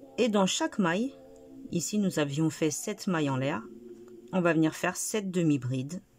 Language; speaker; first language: French; native; French